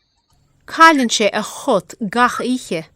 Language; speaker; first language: Irish; non-native, learner; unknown